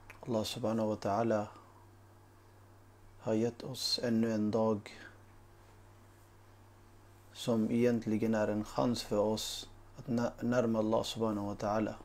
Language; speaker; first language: Swedish; early bilingual, other home language; Urdu